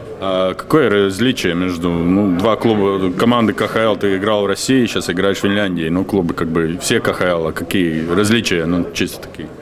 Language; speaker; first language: Russian; non-native, local second language; Latvian